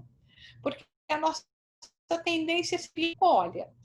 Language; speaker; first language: Portuguese; native; Portuguese